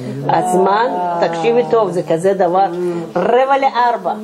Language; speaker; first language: Hebrew; non-native, fluent; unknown